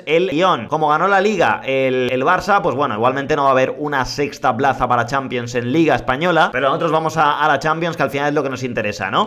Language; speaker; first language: Spanish; native; Spanish